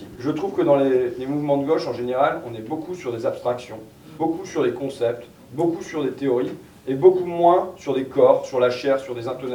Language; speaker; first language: French; native; French